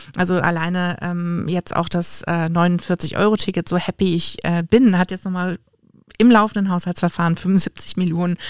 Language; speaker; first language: German; native; German